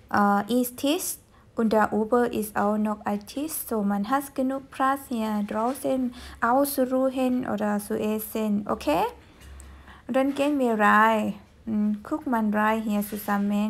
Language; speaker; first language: German; non-native, fluent; Thai